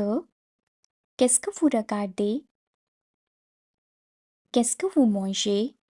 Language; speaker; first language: French; non-native, fluent; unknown